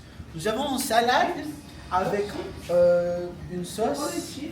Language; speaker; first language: French; non-native, learner; Filipino